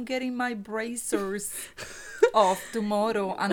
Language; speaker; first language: English; non-native, fluent; Spanish